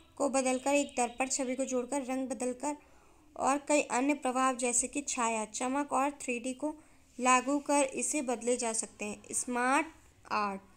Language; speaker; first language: Hindi; native; Hindi